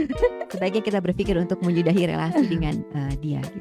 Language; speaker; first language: Indonesian; native; Indonesian